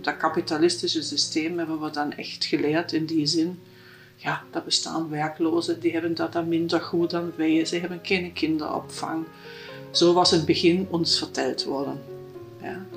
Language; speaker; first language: Dutch; non-native, fluent; German